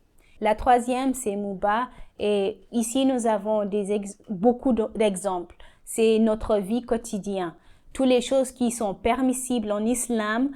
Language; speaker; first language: French; non-native, learner; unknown